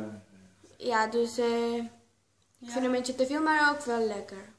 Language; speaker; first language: Dutch; non-native, learner; Spanish